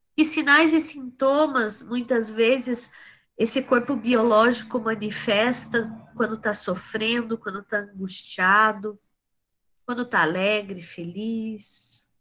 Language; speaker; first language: Portuguese; native; Portuguese